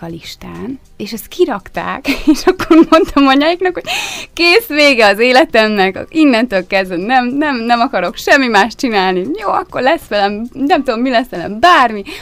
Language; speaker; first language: Hungarian; native; Hungarian